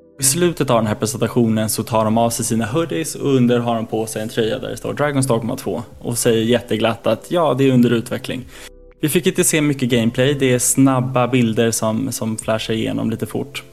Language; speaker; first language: Swedish; native; Swedish